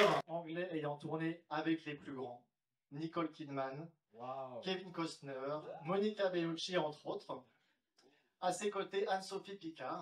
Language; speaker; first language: French; native; French